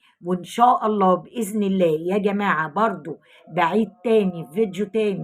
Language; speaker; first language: Arabic; native; Arabic